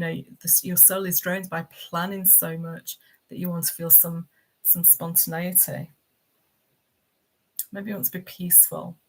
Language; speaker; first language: English; native; English